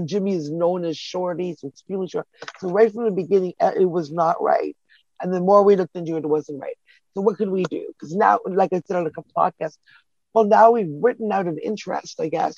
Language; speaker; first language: English; native; English